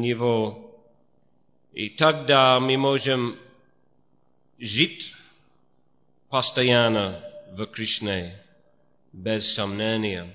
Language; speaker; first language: Russian; non-native, fluent; English